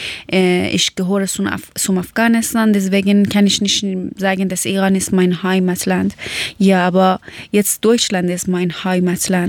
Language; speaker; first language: German; non-native, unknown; Persian